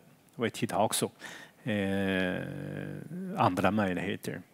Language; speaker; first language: Swedish; non-native, fluent; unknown